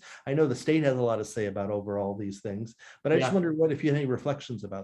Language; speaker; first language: English; native; English